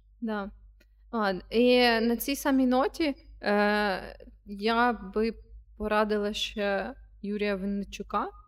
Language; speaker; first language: Ukrainian; non-native, local second language; Russian